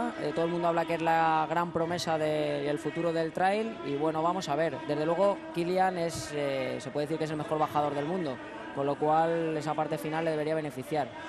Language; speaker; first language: Spanish; native; Spanish